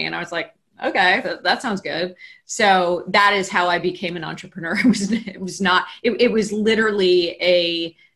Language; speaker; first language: English; native; English